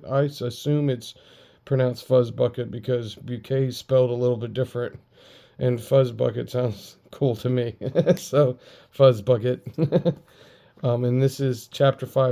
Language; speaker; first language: English; native; English